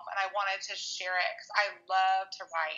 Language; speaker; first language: English; native; English